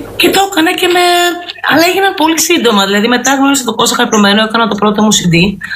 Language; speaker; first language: Greek; early bilingual, heritage; Greek